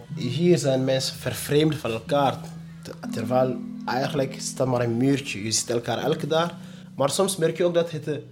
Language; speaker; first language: Dutch; non-native, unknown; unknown